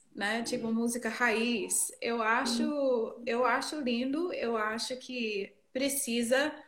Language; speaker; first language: Portuguese; non-native, fluent; English